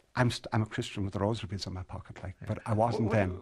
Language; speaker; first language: English; native; English